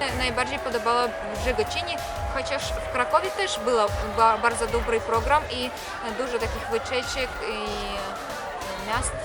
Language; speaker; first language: Polish; non-native, fluent; Russian